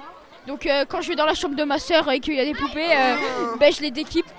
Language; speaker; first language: French; native; French